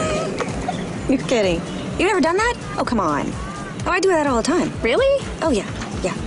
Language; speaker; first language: English; native; English